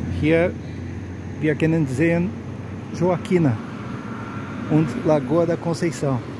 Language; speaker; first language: German; non-native, learner; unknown